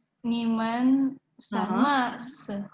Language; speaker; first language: Chinese; non-native, learner; Indonesian